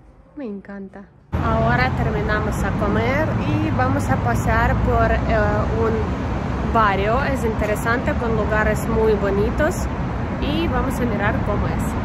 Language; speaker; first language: Spanish; non-native, learner; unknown